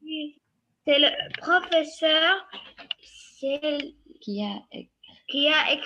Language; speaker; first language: French; non-native, learner; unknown